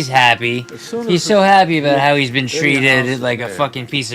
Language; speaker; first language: English; native; English